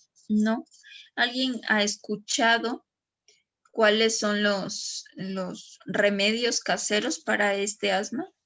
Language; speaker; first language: Spanish; native; Spanish